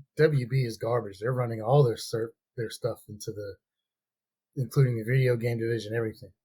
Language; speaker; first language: English; native; English